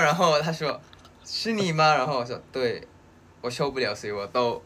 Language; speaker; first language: Chinese; non-native, learner; Thai